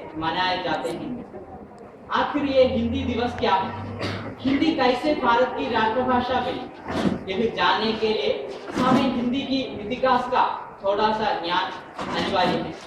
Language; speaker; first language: Hindi; non-native, local second language; Malayalam